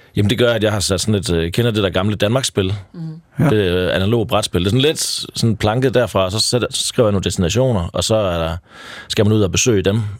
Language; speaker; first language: Danish; native; Danish